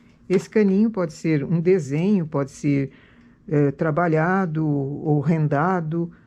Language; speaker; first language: Portuguese; native; Portuguese